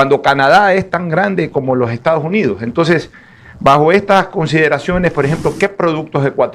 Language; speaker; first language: Spanish; native; Spanish